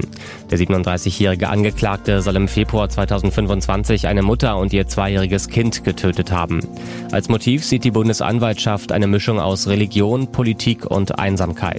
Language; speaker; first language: German; native; German